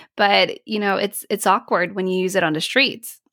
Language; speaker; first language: English; non-native, fluent; Polish